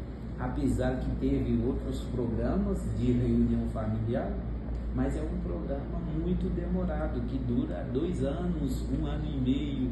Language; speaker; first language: Portuguese; non-native, fluent; Haitian Creole